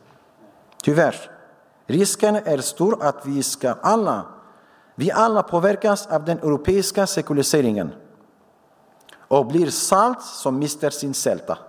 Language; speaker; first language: Swedish; non-native, fluent; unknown